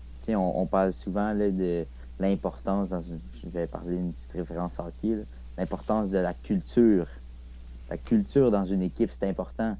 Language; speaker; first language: French; native; French